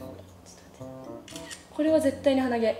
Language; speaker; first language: Japanese; native; Japanese